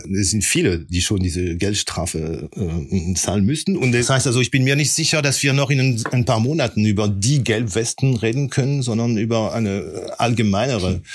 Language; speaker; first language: German; non-native, fluent; French